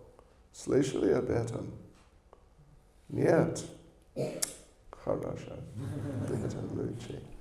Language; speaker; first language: Russian; non-native, learner; English